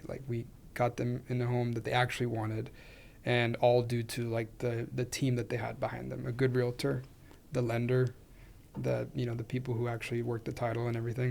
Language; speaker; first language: English; non-native, fluent; Spanish